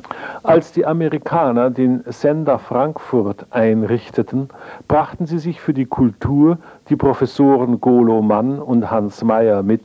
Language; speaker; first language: German; native; German